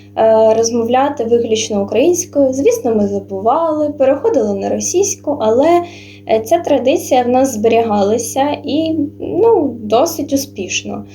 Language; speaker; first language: Ukrainian; non-native, local second language; Russian